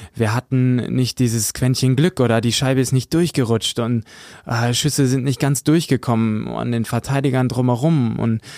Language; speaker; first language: German; native; German